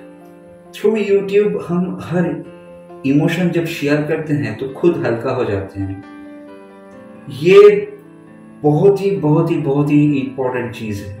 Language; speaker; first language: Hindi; non-native, local second language; Bangla